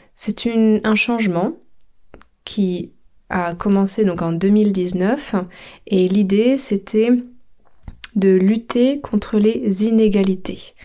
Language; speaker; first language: French; native; French